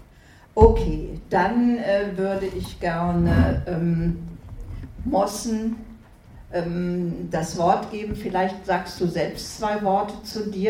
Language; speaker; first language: German; native; German